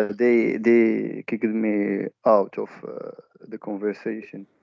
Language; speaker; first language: English; non-native, learner; Arabic